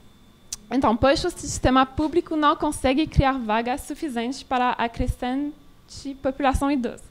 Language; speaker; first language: Portuguese; non-native, learner; French